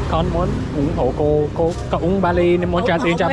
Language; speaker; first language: Vietnamese; non-native, learner; English